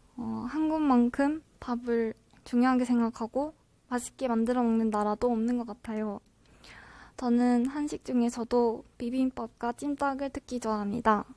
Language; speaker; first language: Korean; non-native, fluent; Japanese